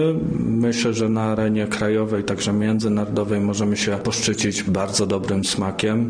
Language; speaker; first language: Polish; native; Polish